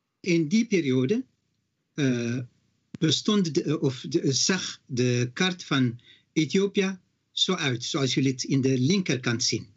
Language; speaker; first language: Dutch; non-native, fluent; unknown